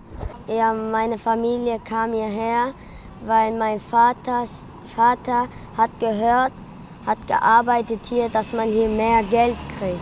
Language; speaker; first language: German; early bilingual, other home language; Turkish